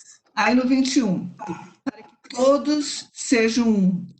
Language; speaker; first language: Portuguese; native; Portuguese